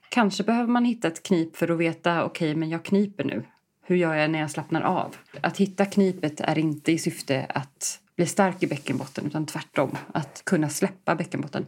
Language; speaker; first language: Swedish; native; Swedish